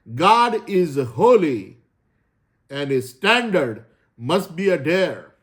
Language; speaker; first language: English; non-native, local second language; Gujarati